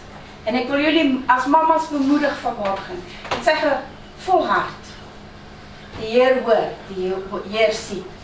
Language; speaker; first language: Dutch; non-native, fluent; Afrikaans